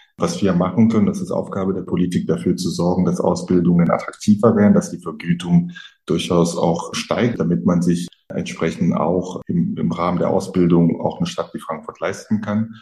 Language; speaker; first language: German; early bilingual, other home language; French